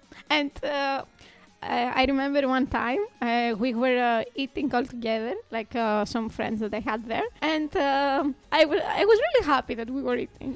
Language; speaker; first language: English; non-native, fluent; Greek